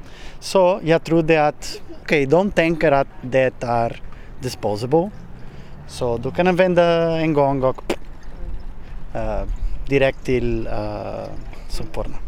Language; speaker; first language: Swedish; non-native, learner; Portuguese